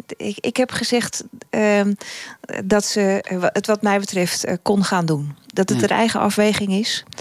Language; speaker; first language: Dutch; native; Dutch